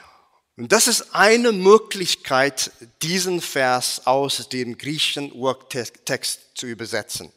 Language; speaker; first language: German; non-native, fluent; English